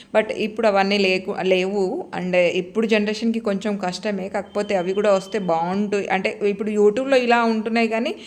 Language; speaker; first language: Telugu; non-native, local second language; Lambadi